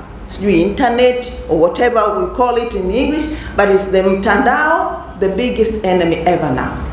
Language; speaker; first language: English; non-native, local second language; Swahili